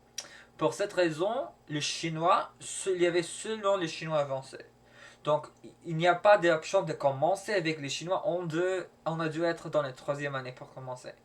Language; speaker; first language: French; non-native, learner; English